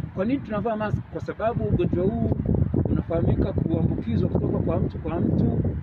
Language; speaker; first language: Swahili; native; Swahili